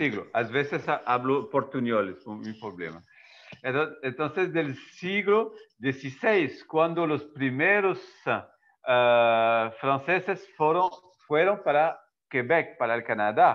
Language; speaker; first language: Spanish; non-native, fluent; French